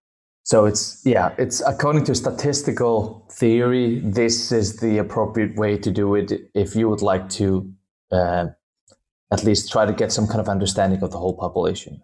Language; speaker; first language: English; non-native, fluent; Danish